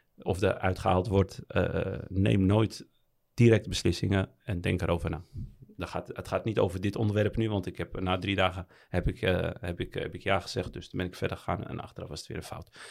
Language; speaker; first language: Dutch; early bilingual, other home language; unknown